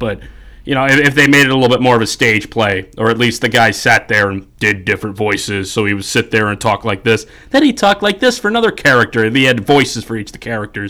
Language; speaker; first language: English; native; English